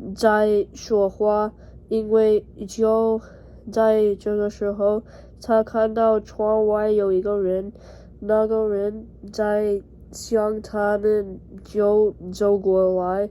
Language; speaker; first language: Chinese; non-native, learner; English